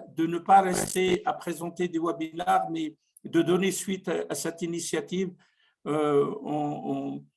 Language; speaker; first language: French; non-native, local second language; Arabic